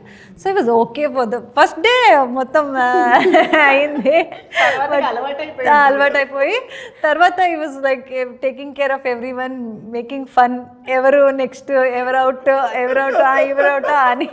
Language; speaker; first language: Telugu; non-native, learner; Kannada